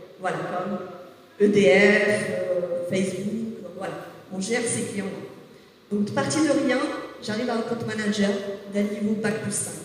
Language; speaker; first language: French; native; French